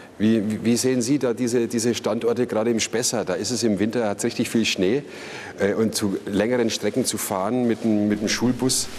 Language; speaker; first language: German; native; German